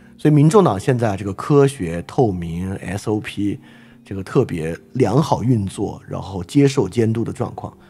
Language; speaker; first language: Chinese; native; Chinese